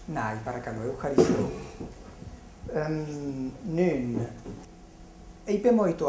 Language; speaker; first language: Greek; non-native, fluent; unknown